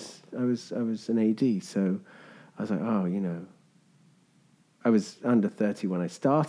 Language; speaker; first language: English; native; English